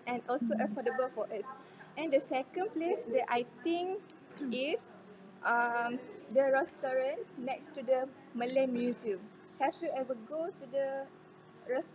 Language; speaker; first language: English; non-native, local second language; Malay